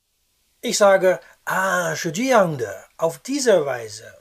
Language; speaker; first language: German; non-native, fluent; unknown